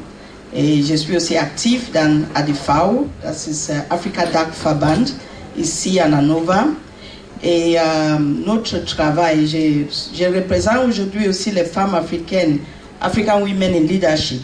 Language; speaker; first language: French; non-native, learner; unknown